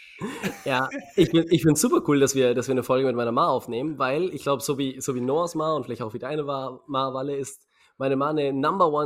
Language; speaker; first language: German; native; German